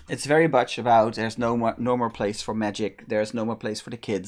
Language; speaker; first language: English; non-native, fluent; Dutch